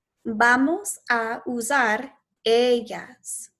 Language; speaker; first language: Spanish; non-native, fluent; English